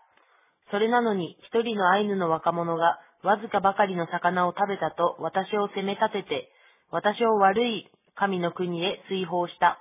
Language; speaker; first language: Japanese; native; Japanese